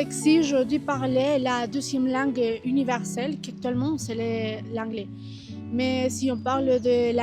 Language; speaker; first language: French; non-native, learner; Spanish